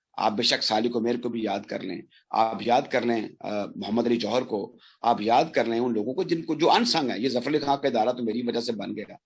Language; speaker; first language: Urdu; non-native, local second language; Punjabi